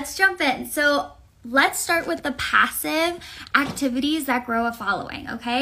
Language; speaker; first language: English; native; English